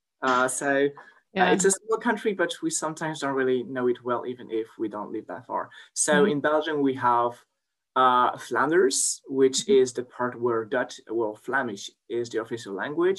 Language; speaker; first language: English; non-native, fluent; French